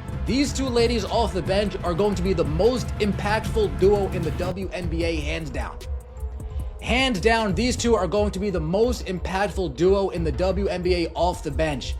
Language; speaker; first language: English; native; English